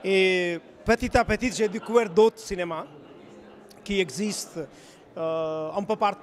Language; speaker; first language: French; non-native, fluent; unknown